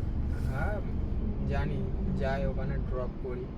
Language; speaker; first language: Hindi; non-native, local second language; Bangla